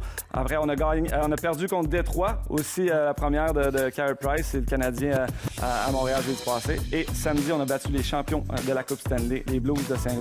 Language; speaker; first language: French; native; French